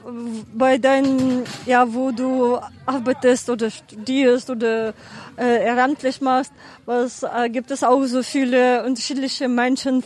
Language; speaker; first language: German; non-native, fluent; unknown